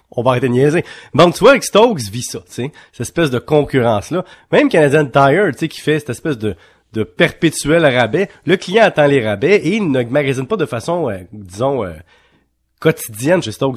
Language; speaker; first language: French; native; French